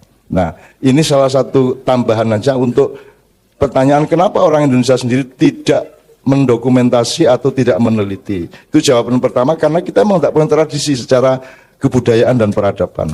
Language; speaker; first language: Indonesian; native; Indonesian